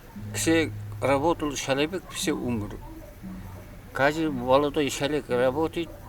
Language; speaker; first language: Russian; non-native, local second language; Kara-Kalpak